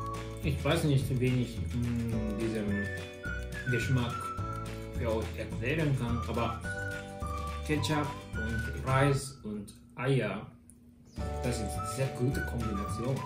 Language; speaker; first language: German; non-native, learner; Japanese